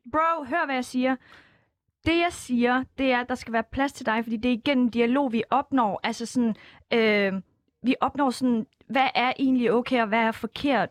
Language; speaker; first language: Danish; early bilingual, other home language; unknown